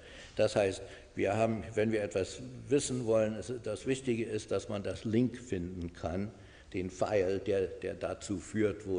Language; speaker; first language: German; non-native, fluent; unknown